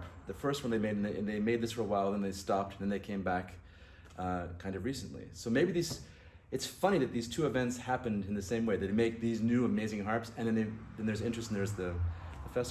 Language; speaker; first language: English; non-native, fluent; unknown